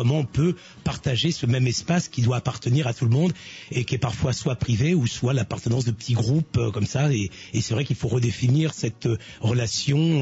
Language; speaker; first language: French; native; French